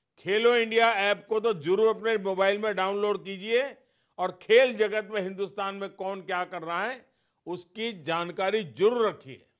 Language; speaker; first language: Hindi; non-native, local second language; Gujarati